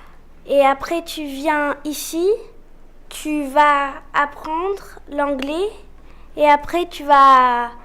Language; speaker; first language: French; non-native, fluent; Spanish